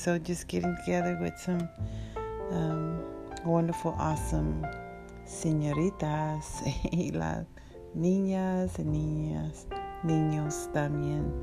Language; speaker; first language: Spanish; non-native, learner; English